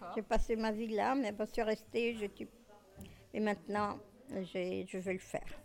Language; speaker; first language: French; non-native, local second language; Arabic